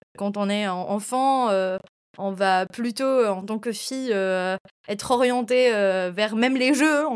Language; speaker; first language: French; non-native, local second language; Arabic